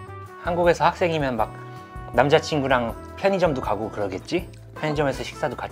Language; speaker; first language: Korean; early bilingual, heritage; Korean